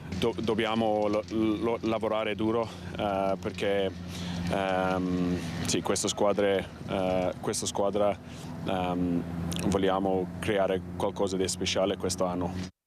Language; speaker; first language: Italian; non-native, learner; English